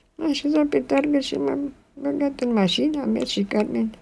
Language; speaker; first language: Romanian; early bilingual, other home language; French